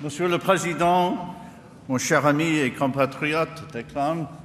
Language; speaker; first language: French; non-native, fluent; English